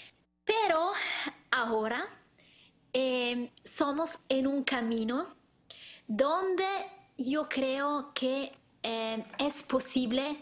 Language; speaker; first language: Spanish; non-native, learner; Italian